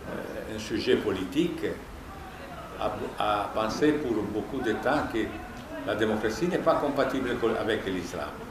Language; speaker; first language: French; non-native, fluent; Italian